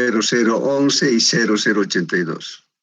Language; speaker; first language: Spanish; native; Spanish